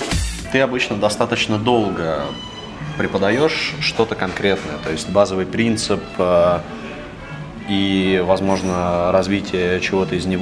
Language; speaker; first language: Russian; native; Russian